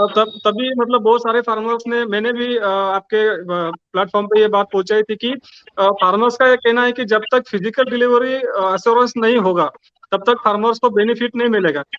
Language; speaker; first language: Hindi; non-native, local second language; Marathi